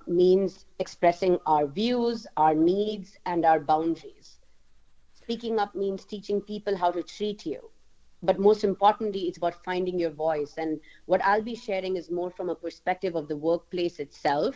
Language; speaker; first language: English; non-native, local second language; Hindi